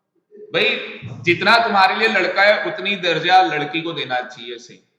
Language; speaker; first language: Hindi; native; Hindi